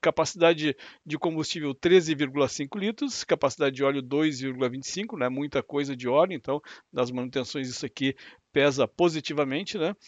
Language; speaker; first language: Portuguese; native; Portuguese